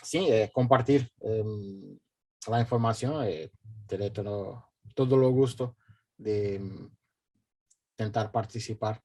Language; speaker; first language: Spanish; non-native, learner; Portuguese